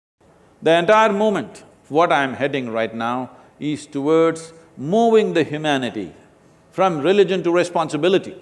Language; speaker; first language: English; non-native, local second language; Kannada